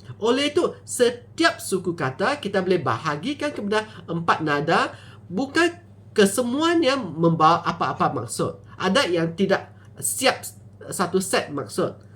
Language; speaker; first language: Malay; non-native, local second language; Min Nan Chinese